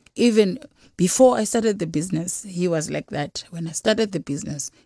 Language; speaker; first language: English; non-native, local second language; Xhosa